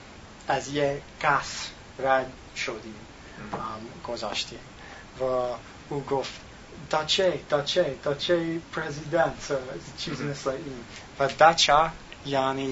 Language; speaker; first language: Persian; non-native, learner; English